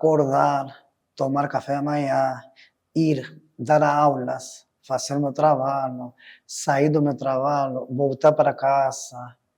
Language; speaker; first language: Portuguese; non-native, fluent; Spanish